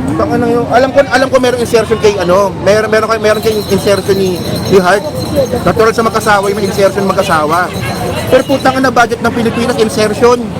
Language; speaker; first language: Filipino; native; Filipino